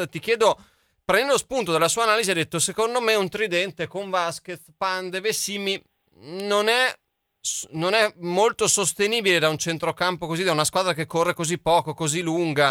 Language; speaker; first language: Italian; native; Italian